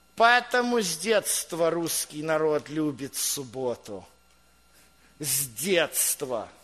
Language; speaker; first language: Russian; native; Russian